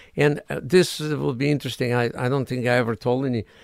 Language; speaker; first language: English; non-native, fluent; Ukrainian